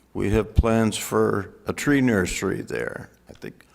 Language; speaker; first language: English; native; English